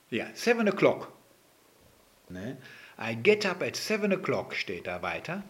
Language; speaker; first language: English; non-native, fluent; German